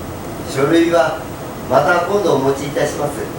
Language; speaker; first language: Japanese; native; Japanese